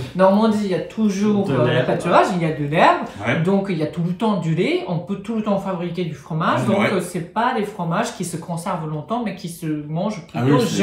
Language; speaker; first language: French; non-native, fluent; Japanese